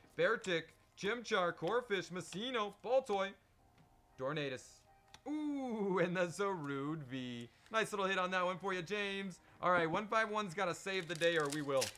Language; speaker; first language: English; native; English